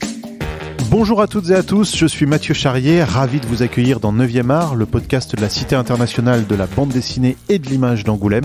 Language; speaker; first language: French; native; French